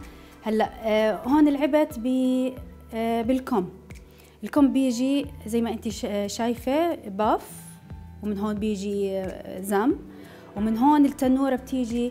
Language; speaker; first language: Arabic; native; Arabic